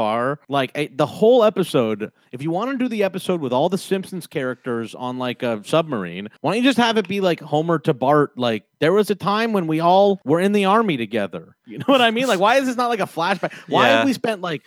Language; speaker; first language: English; native; English